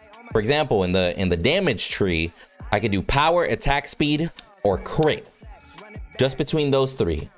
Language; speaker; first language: English; native; English